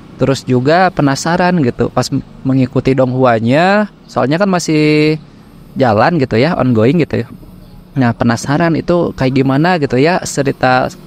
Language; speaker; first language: Indonesian; native; Indonesian